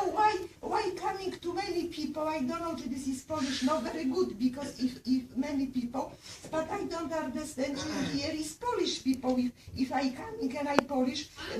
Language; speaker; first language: English; non-native, learner; Polish